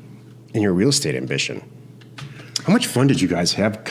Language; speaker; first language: English; native; English